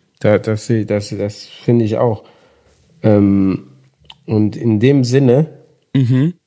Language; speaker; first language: German; early bilingual, other home language; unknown